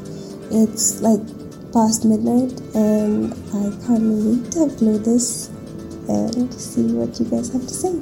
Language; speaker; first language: English; non-native, local second language; Malayalam